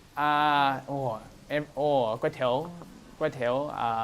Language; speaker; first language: Thai; non-native, learner; English